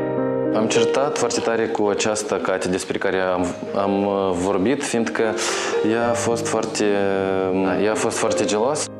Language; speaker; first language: Romanian; non-native, local second language; Russian